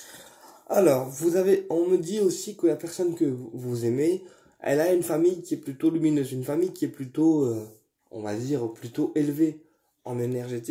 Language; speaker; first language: French; native; French